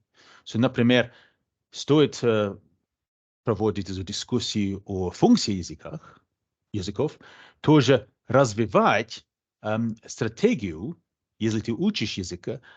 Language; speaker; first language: Russian; non-native, fluent; English